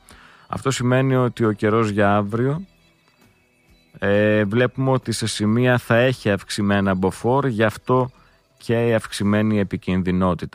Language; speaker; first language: Greek; native; Greek